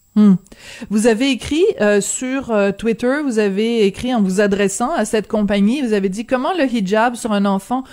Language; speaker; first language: French; native; French